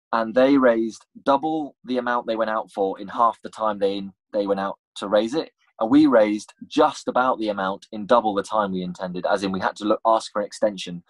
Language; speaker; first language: English; native; English